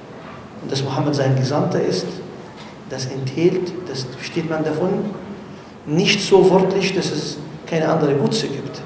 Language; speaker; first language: German; non-native, learner; Arabic